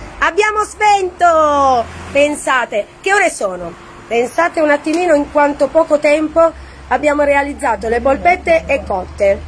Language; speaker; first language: Italian; native; Italian